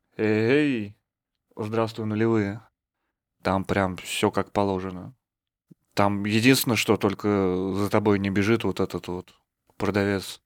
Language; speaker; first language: Russian; native; Russian